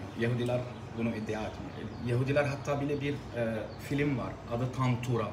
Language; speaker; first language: Turkish; non-native, fluent; Arabic